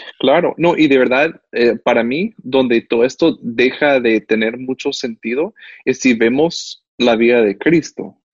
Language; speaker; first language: Spanish; non-native, fluent; English